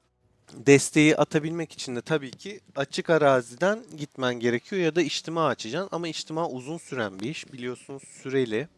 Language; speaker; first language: Turkish; native; Turkish